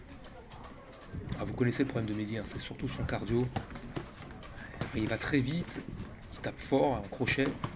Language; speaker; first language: French; native; French